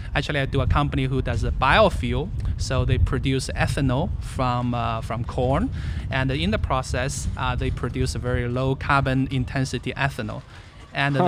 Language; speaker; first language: English; non-native, fluent; Chinese